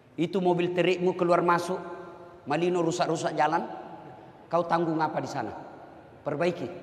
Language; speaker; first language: Indonesian; non-native, local second language; Buginese